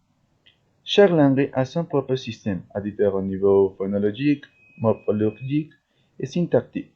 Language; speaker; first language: French; non-native, learner; Spanish